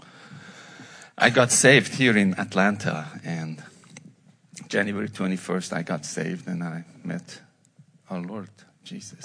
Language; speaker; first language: English; non-native, fluent; Persian